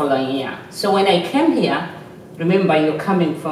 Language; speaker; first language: English; non-native, local second language; Swahili